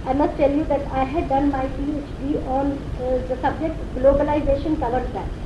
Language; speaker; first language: English; non-native, local second language; Urdu